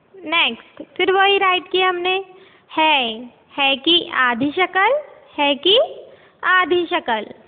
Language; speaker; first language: Hindi; native; Hindi